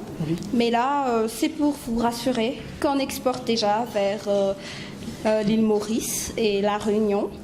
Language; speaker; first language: French; non-native, local second language; Malagasy